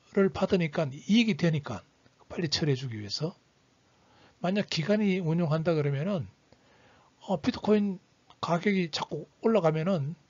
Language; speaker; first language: Korean; native; Korean